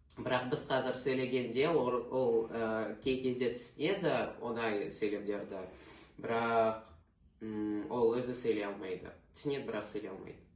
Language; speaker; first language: Kazakh; non-native, local second language; Russian